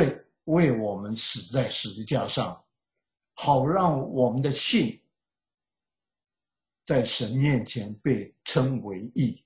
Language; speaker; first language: Chinese; native; Chinese